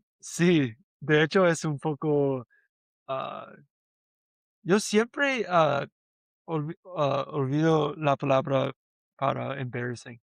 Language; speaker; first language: Spanish; non-native, learner; English